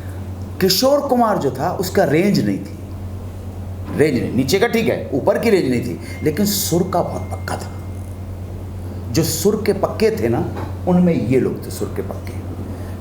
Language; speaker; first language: Hindi; native; Hindi